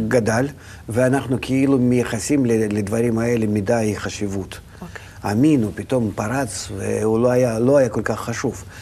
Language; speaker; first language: Hebrew; non-native, fluent; Russian